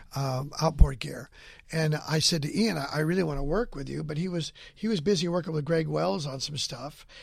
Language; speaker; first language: English; native; English